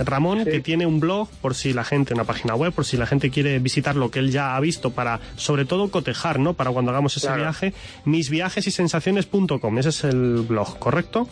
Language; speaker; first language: Spanish; native; Spanish